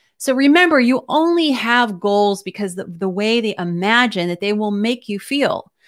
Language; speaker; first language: English; native; English